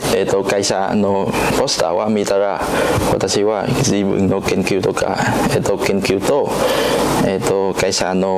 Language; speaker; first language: Japanese; non-native, learner; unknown